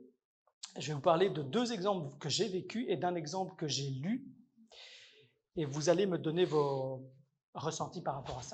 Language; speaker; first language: French; native; French